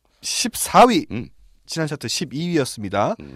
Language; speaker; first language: Korean; native; Korean